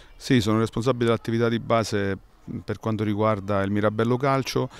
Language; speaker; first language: Italian; native; Italian